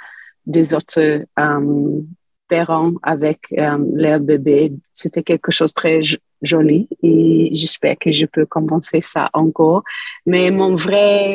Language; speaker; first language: French; non-native, fluent; English